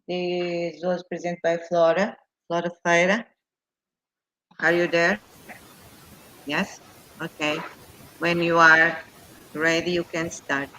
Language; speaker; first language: English; non-native, fluent; Portuguese